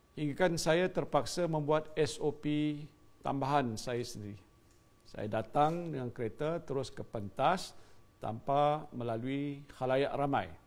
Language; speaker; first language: Malay; native; Malay